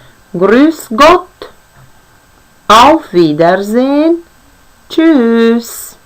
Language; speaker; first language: German; non-native, fluent; Latvian